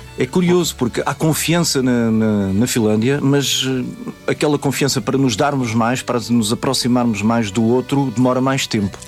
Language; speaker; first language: Portuguese; native; Portuguese